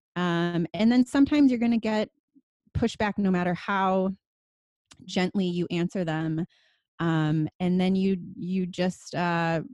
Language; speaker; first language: English; native; English